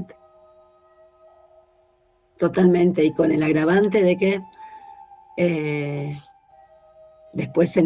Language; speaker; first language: Spanish; native; Spanish